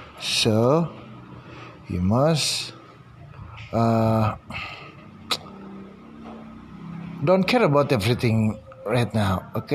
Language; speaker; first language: English; non-native, learner; Indonesian